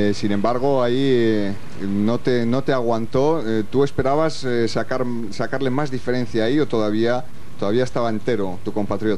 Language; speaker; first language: Spanish; native; Spanish